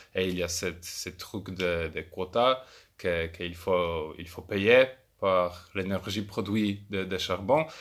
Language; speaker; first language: French; non-native, fluent; Polish